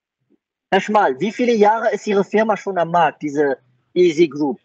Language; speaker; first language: German; native; German